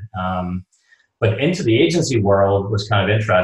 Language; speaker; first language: English; native; English